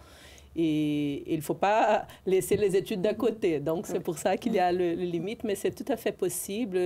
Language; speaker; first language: French; non-native, fluent; Portuguese